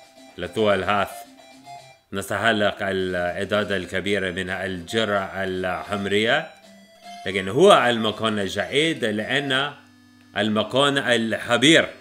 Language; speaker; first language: Arabic; non-native, learner; English